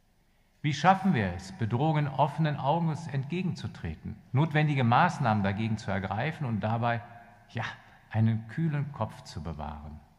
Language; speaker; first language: German; native; German